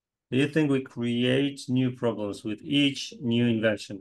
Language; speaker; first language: English; non-native, fluent; Kazakh